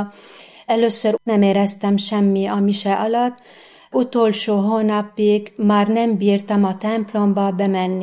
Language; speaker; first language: Hungarian; non-native, fluent; Arabic